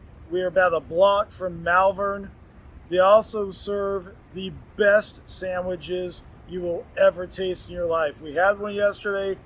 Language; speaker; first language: English; native; English